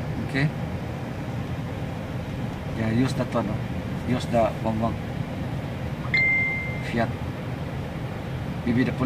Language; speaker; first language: English; non-native, local second language; Filipino